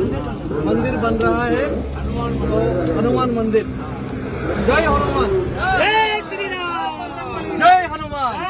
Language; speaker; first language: Hindi; non-native, local second language; Kok Borok